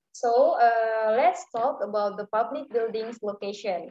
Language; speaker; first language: English; non-native, learner; Indonesian